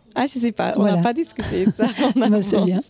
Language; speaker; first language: French; non-native, local second language; Dutch